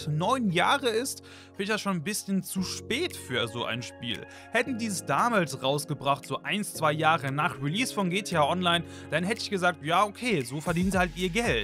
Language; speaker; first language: German; native; German